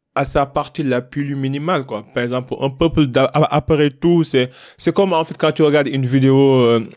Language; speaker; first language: French; non-native, local second language; Wolof